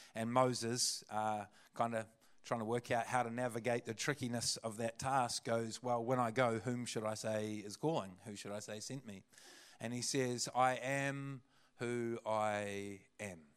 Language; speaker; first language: English; native; English